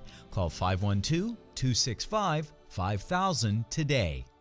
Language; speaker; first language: English; native; English